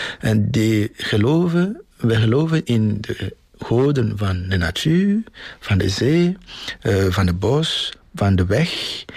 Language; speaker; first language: Dutch; non-native, fluent; Ewe